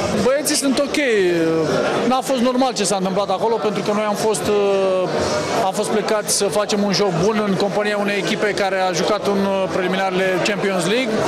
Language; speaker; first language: Romanian; native; Romanian